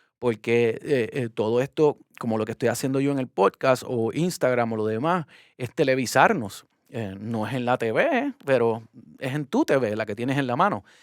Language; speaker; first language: Spanish; native; Spanish